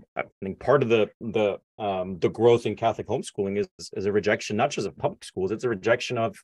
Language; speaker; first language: English; non-native, fluent; German